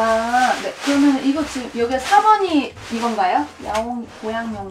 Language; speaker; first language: Korean; native; Korean